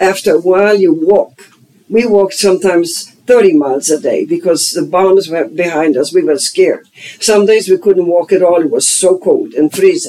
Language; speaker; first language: English; non-native, fluent; German